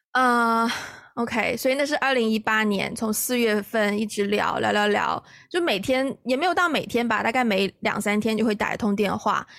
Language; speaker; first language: Chinese; native; Chinese